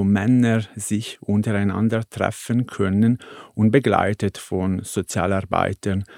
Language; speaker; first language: German; non-native, fluent; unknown